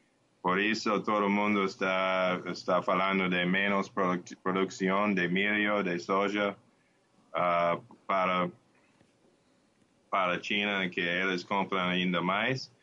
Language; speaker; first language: Portuguese; non-native, learner; Spanish